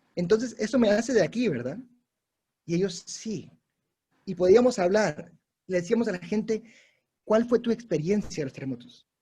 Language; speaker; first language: Spanish; non-native, local second language; English